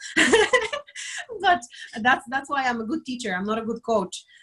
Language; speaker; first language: English; non-native, fluent; Bulgarian